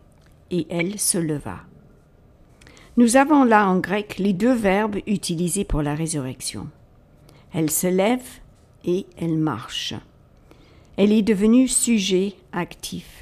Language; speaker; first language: French; native; French